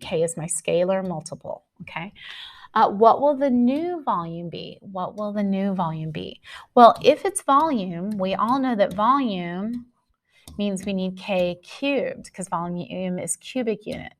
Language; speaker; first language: English; native; English